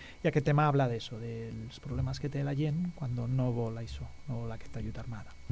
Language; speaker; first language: Catalan; non-native, local second language; Spanish